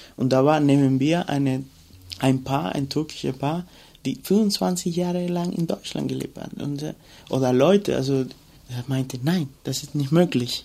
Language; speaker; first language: German; non-native, fluent; Spanish